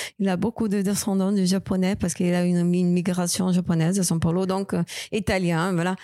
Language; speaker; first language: French; non-native, fluent; Portuguese